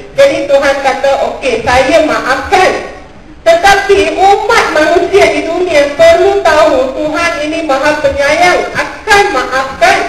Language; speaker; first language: Malay; non-native, local second language; Tamil